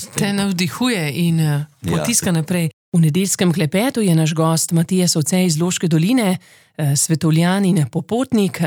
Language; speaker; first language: Slovenian; native; Slovenian